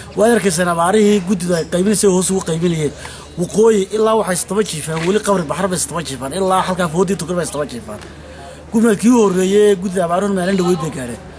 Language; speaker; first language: Somali; native; Somali